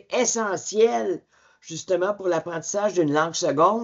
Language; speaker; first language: French; native; French